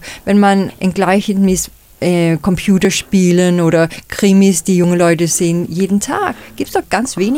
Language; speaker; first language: German; non-native, fluent; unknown